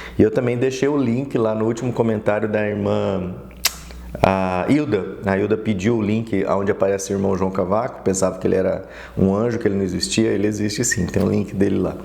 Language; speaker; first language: Portuguese; native; Portuguese